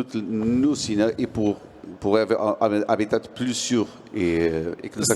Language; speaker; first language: French; non-native, learner; Portuguese